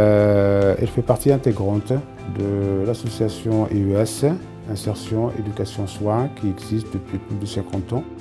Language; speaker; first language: French; native; French